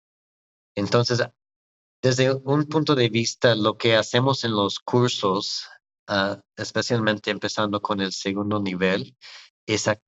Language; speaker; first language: Spanish; non-native, fluent; English